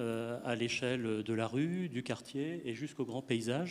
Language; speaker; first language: French; native; French